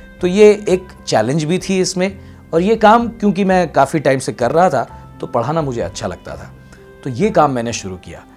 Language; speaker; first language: Hindi; non-native, local second language; Gujarati